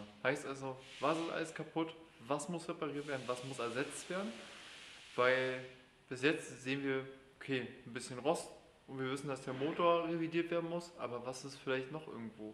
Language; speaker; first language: German; native; German